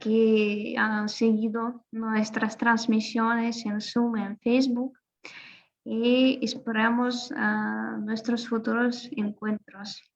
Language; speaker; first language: Spanish; non-native, fluent; Russian